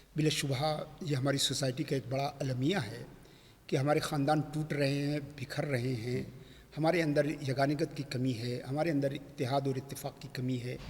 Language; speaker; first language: Urdu; native; Urdu